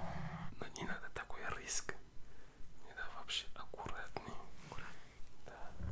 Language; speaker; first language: Russian; non-native, learner; French